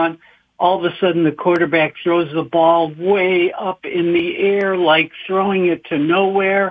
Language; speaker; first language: English; native; English